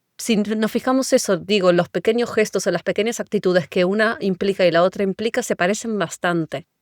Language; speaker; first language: Spanish; native; Spanish